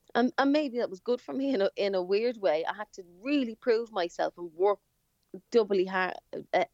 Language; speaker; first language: English; native; English